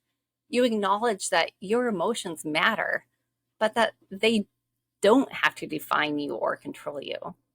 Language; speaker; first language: English; native; English